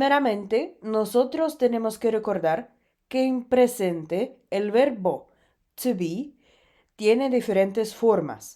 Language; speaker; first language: Spanish; non-native, fluent; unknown